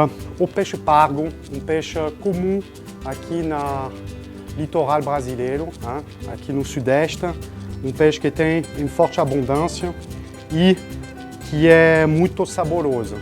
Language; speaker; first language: Portuguese; non-native, fluent; French